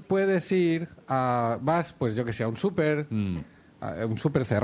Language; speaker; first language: Spanish; native; Spanish